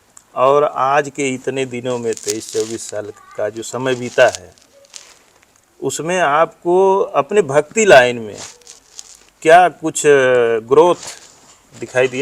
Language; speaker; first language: Hindi; native; Hindi